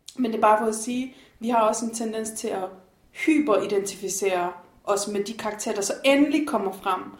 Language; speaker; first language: Danish; native; Danish